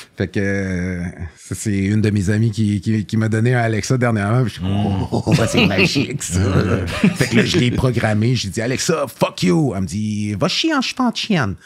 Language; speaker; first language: French; native; French